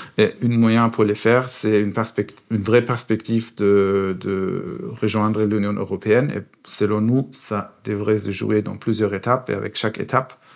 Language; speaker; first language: French; non-native, fluent; German